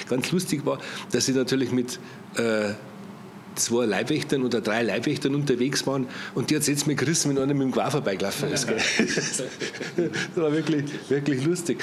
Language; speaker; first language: German; native; German